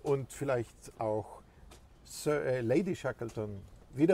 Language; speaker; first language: German; non-native, fluent; Swedish